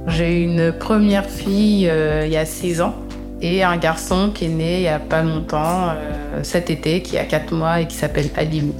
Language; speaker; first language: French; native; French